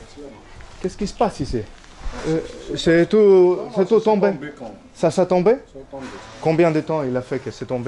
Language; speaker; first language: French; non-native, learner; Spanish